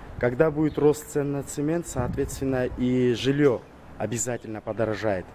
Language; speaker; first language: Russian; non-native, local second language; Georgian